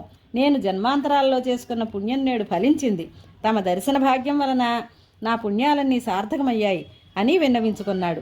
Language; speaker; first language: Telugu; native; Telugu